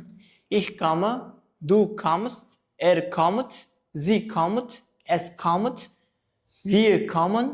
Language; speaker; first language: German; non-native, learner; Uzbek